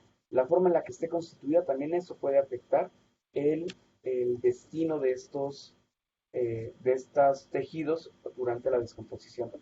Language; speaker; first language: Spanish; native; Spanish